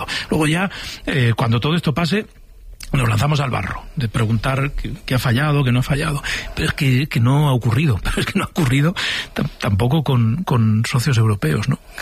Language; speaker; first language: Spanish; native; Spanish